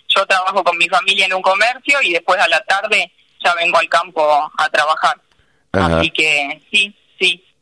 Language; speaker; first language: Spanish; native; Spanish